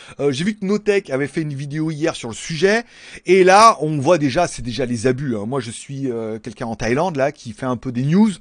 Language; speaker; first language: French; native; French